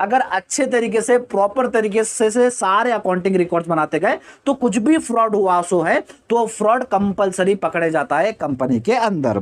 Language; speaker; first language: Hindi; native; Hindi